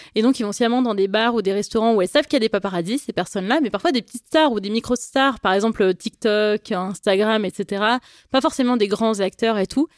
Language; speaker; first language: French; native; French